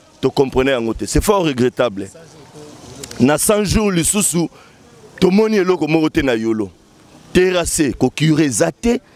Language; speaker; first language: Lingala; native; Lingala